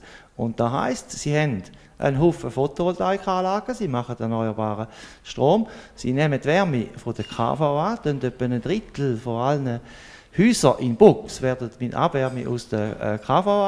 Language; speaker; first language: German; native; German